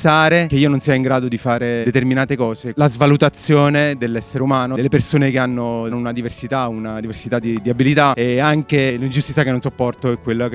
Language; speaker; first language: Italian; native; Italian